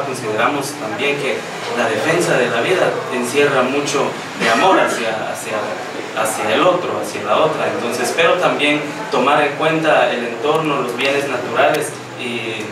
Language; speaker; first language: Spanish; native; Spanish